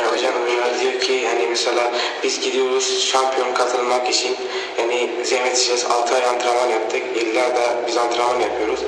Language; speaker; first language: Turkish; non-native, learner; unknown